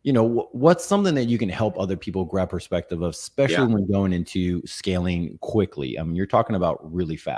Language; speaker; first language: English; native; English